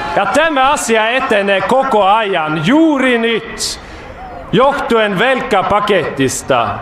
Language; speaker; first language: Finnish; non-native, fluent; Swedish